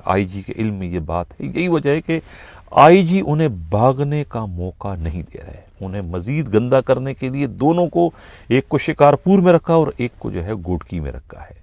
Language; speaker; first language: Urdu; non-native, local second language; Sindhi